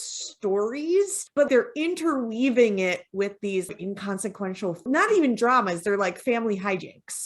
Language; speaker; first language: English; native; English